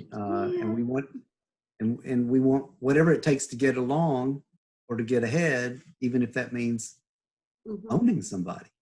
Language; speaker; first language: English; native; English